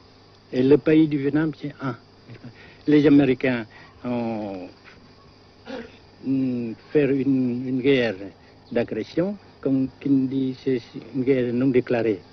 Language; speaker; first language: French; non-native, local second language; Vietnamese